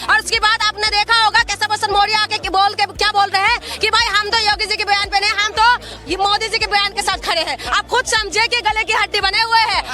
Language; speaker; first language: Hindi; non-native, local second language; Manipuri